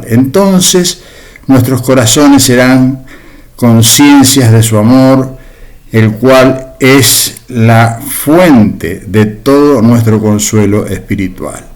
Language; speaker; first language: Spanish; native; Spanish